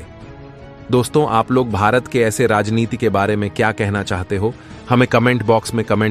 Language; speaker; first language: Hindi; native; Hindi